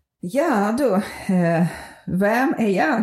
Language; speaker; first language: Swedish; non-native, fluent; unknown